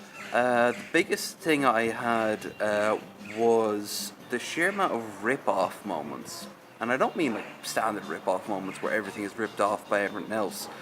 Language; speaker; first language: English; native; English